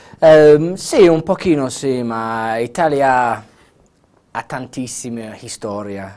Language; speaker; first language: Italian; non-native, learner; English